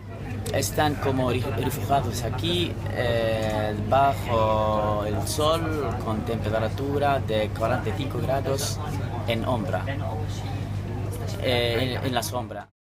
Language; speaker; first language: Spanish; non-native, fluent; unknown